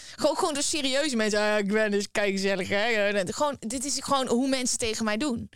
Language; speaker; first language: Dutch; native; Dutch